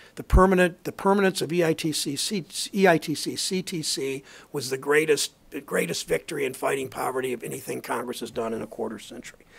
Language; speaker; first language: English; native; English